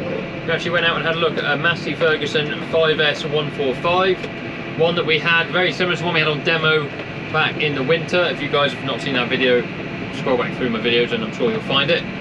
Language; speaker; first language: English; native; English